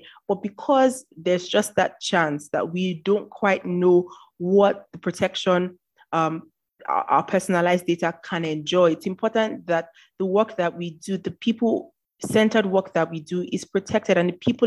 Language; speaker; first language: English; non-native, local second language; Yoruba